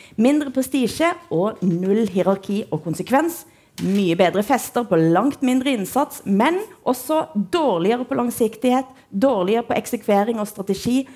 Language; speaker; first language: Norwegian; native; Norwegian